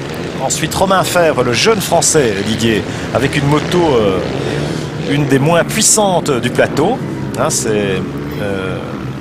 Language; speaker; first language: French; native; French